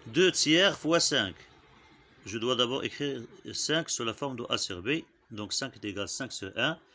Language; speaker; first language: French; non-native, local second language; Arabic